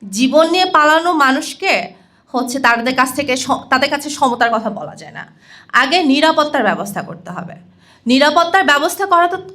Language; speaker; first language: Bangla; non-native, local second language; Chakma